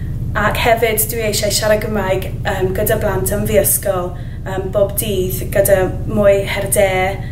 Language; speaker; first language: Welsh; non-native, learner; English